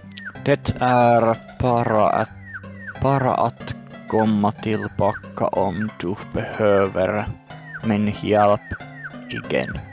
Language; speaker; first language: Swedish; non-native, learner; English